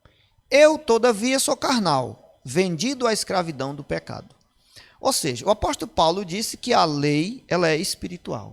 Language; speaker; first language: Portuguese; native; Portuguese